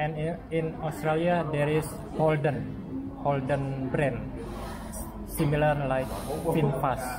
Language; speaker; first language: English; non-native, learner; Indonesian